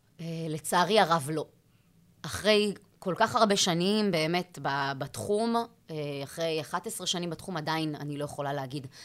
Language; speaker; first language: Hebrew; native; Hebrew